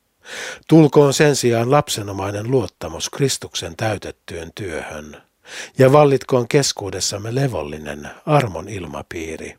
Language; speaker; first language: Finnish; native; Finnish